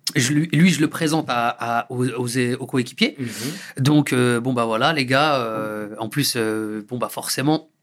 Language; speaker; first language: French; native; French